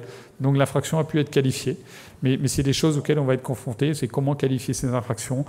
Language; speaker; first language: French; native; French